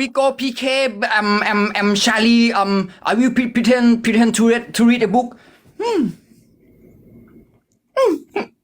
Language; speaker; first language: English; non-native, learner; Thai